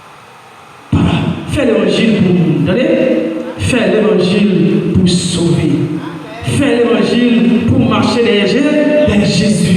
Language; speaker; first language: French; non-native, local second language; Haitian Creole